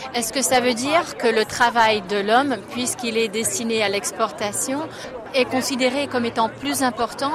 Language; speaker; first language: French; native; French